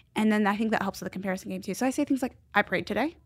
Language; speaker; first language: English; early bilingual, other home language; Spanish